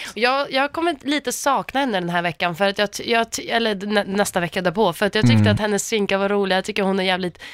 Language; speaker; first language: Swedish; native; Swedish